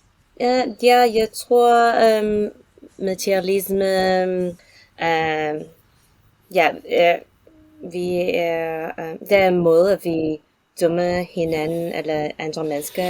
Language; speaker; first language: Danish; non-native, learner; English